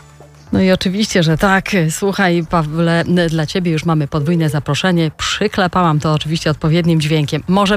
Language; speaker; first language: Polish; native; Polish